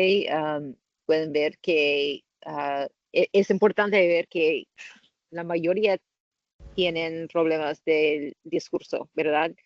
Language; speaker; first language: Spanish; non-native, learner; English